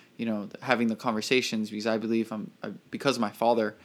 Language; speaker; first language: English; native; English